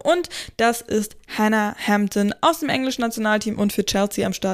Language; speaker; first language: German; native; German